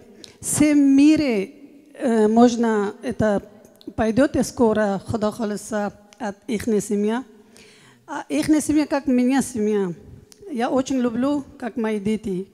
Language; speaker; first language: Russian; non-native, learner; Hindi